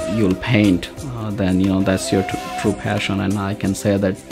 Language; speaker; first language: English; non-native, local second language; Gujarati